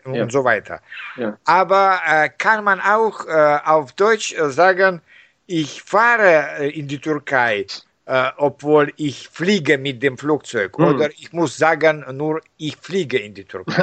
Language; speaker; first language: German; non-native, learner; Russian